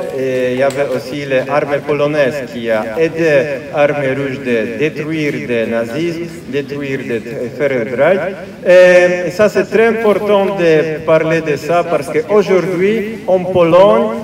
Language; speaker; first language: French; non-native, fluent; Polish